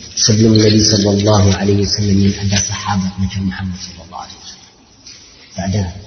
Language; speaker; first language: Arabic; non-native, fluent; Malay